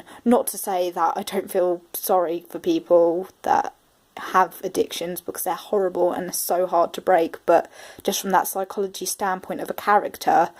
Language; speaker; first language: English; native; English